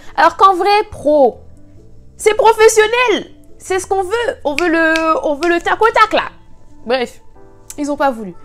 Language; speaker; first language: French; native; French